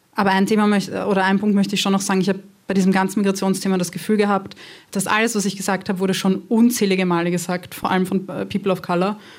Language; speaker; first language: German; early bilingual, other home language; Croatian